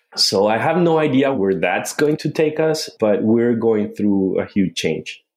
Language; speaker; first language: English; non-native, fluent; Spanish